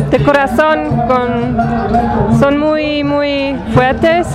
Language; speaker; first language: Spanish; non-native, learner; German